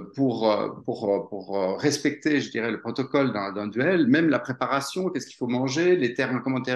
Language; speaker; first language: French; native; French